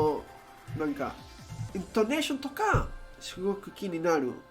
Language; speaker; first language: Japanese; non-native, learner; Spanish